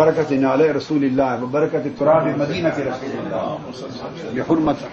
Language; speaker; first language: Arabic; non-native, learner; Urdu